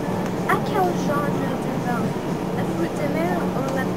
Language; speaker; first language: French; non-native, learner; English